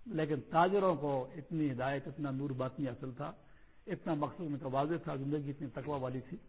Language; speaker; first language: Urdu; non-native, local second language; Pashto